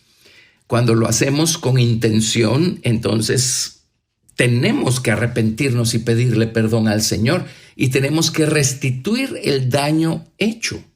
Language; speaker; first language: Spanish; native; Spanish